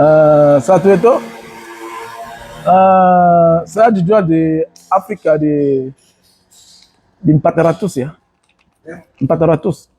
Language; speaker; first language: Indonesian; non-native, learner; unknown